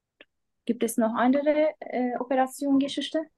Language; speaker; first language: German; non-native, learner; Turkish